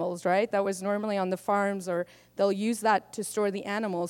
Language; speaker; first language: English; non-native, local second language; Afrikaans